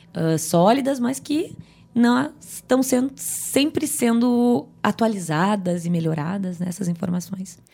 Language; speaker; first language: Portuguese; native; Portuguese